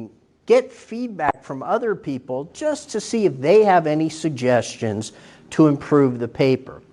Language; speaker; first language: English; native; English